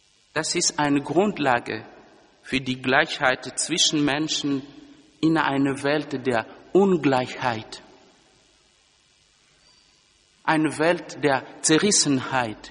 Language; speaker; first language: German; non-native, fluent; Lingala